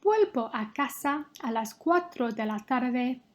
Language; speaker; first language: Spanish; non-native, fluent; English